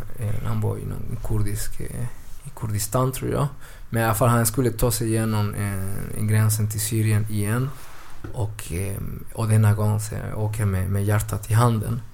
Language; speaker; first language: Swedish; early bilingual, other home language; Spanish